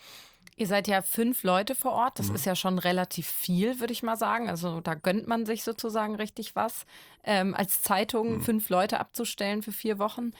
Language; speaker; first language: German; native; German